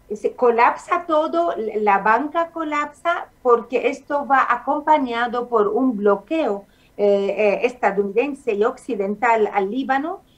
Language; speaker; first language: Spanish; non-native, fluent; Arabic